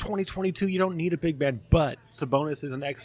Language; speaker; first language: English; native; English